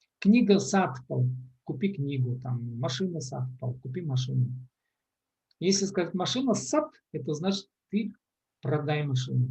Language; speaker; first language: Russian; non-native, local second language; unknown